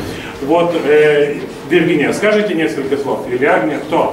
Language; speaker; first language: Russian; non-native, fluent; Lithuanian